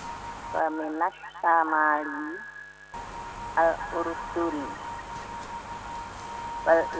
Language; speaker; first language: Arabic; non-native, learner; Indonesian